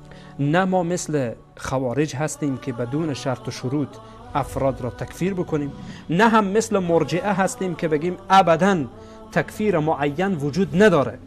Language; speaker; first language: Persian; native; Persian